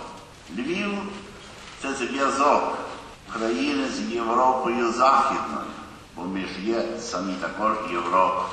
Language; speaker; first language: Ukrainian; early bilingual, heritage; Ukrainian